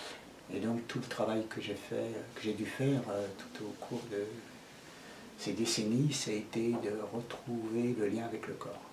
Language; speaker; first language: French; native; French